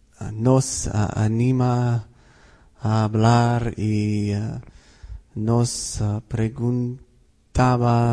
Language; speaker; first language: Spanish; non-native, fluent; English